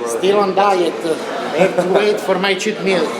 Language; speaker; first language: English; non-native, learner; Italian